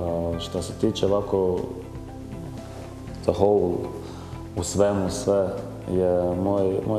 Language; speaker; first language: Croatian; early bilingual, heritage; Croatian